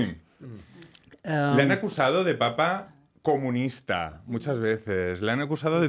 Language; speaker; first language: Spanish; native; Spanish